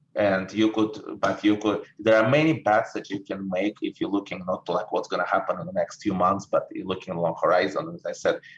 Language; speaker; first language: English; non-native, fluent; Russian